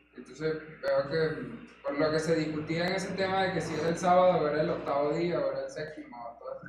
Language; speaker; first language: Spanish; native; Spanish